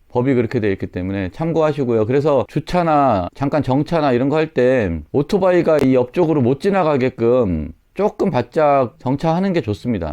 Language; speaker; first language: Korean; native; Korean